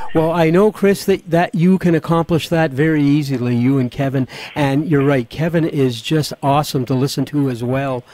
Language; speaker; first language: English; native; English